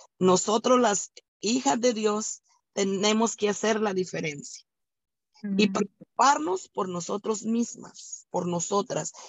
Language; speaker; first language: Spanish; native; Spanish